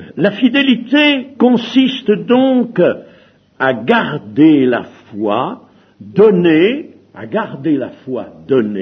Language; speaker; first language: French; native; French